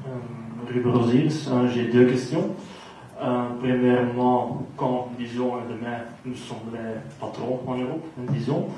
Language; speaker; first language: French; non-native, local second language; Dutch